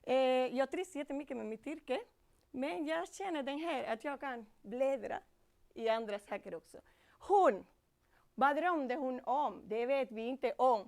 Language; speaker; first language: Swedish; non-native, fluent; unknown